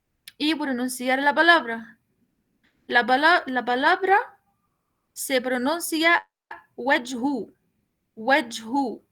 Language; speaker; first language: Spanish; non-native, fluent; Arabic